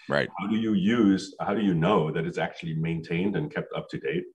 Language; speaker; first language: English; non-native, fluent; German